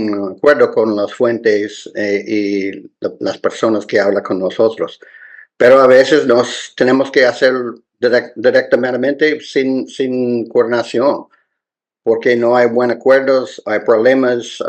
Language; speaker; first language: Spanish; non-native, learner; English